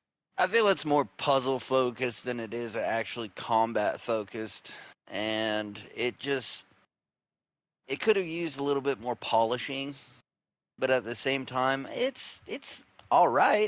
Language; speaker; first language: English; native; English